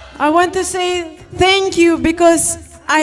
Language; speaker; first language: English; non-native, learner; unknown